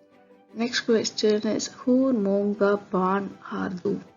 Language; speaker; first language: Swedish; non-native, fluent; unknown